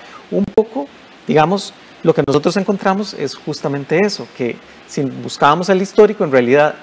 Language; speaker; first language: Spanish; native; Spanish